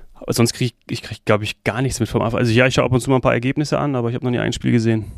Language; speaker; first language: German; native; German